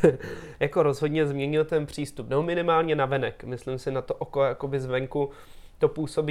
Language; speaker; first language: Czech; native; Czech